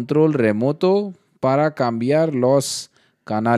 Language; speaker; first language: Spanish; non-native, learner; Hindi